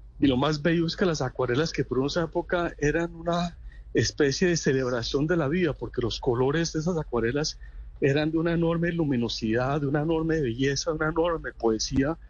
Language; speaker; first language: Spanish; native; Spanish